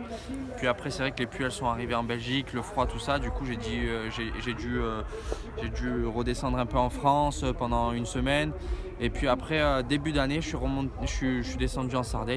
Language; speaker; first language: French; native; French